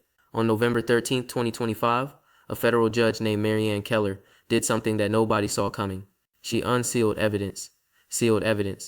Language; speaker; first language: English; native; English